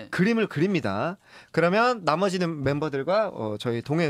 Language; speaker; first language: Korean; native; Korean